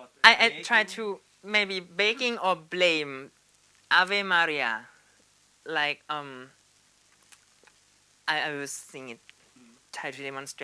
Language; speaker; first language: English; non-native, learner; Thai